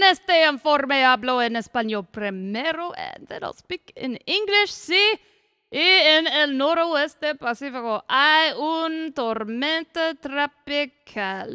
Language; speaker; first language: Spanish; non-native, learner; English